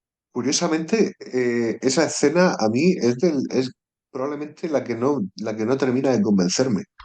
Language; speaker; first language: Spanish; native; Spanish